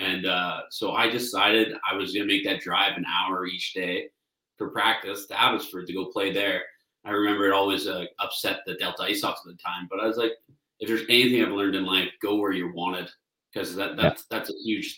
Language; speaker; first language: English; native; English